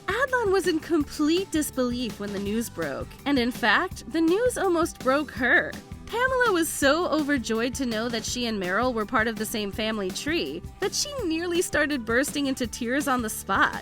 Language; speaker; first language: English; native; English